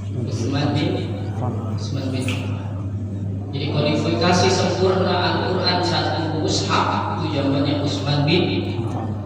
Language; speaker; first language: Indonesian; native; Indonesian